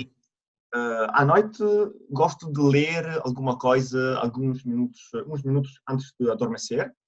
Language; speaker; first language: Portuguese; non-native, fluent; Italian